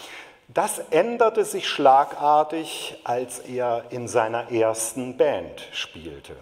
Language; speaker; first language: German; native; German